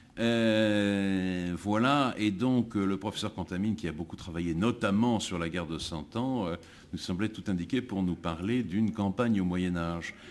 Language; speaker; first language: French; native; French